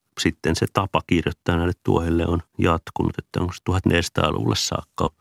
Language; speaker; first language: Finnish; native; Finnish